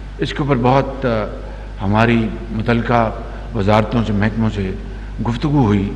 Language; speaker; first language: Urdu; non-native, local second language; Punjabi